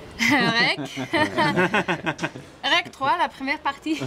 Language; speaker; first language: French; non-native, fluent; Spanish